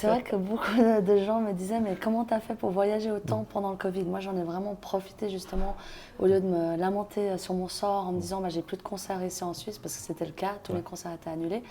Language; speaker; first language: French; native; French